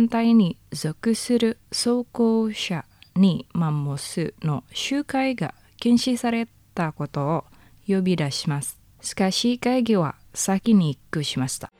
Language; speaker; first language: Japanese; non-native, learner; Indonesian